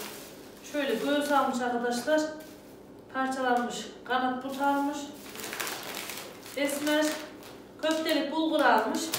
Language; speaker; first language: Turkish; native; Turkish